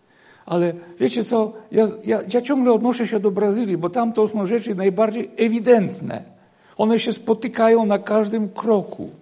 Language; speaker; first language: Polish; native; Polish